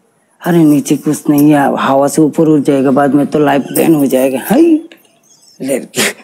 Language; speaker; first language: Hindi; non-native, learner; Bangla